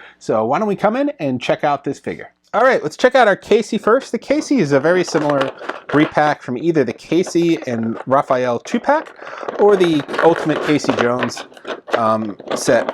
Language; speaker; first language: English; native; English